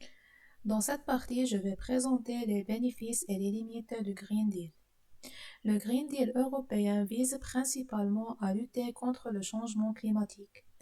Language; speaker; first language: French; non-native, fluent; Arabic